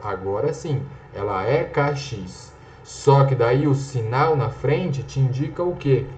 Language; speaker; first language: Portuguese; native; Portuguese